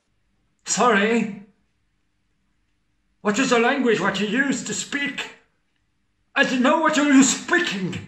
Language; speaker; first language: English; non-native, fluent; Hungarian